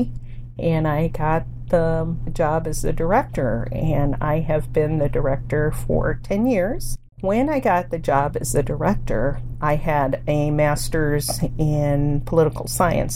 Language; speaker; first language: English; early bilingual, other home language; Spanish